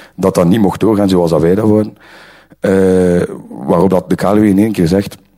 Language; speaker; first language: Dutch; native; Dutch